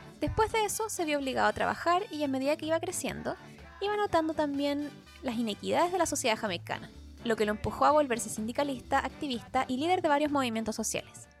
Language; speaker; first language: Spanish; native; Spanish